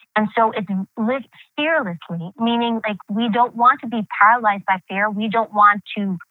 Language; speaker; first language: English; early bilingual, other home language; Greek